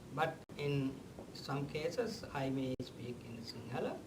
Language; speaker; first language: English; non-native, local second language; Sinhala